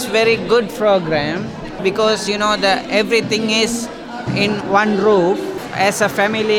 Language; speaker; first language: English; non-native, local second language; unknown